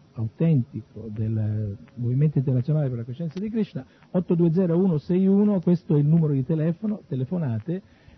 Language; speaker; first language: Italian; native; Italian